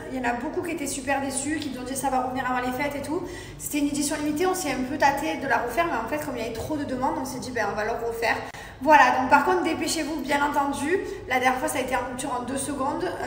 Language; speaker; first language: French; native; French